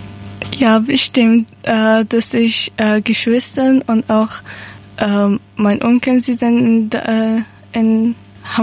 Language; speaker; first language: German; non-native, learner; Persian